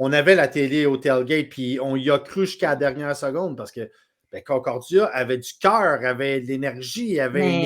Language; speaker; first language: French; native; French